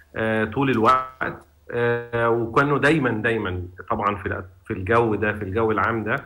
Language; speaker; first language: Arabic; native; Arabic